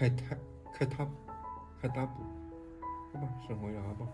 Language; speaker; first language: Indonesian; non-native, learner; Chinese